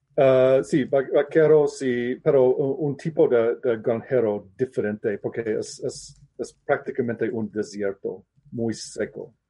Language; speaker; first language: Spanish; non-native, learner; English